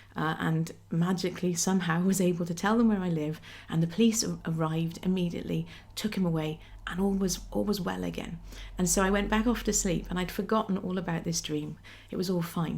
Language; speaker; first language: English; native; English